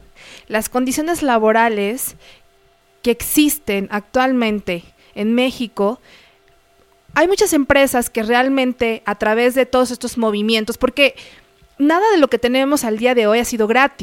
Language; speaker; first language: Spanish; native; Spanish